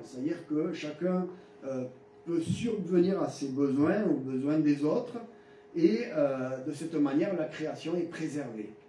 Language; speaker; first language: French; native; French